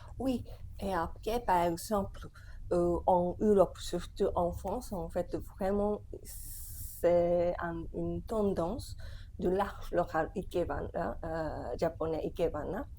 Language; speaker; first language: French; non-native, fluent; Japanese